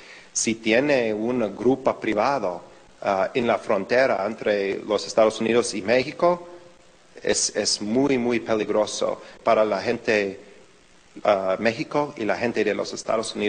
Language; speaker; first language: Spanish; non-native, fluent; English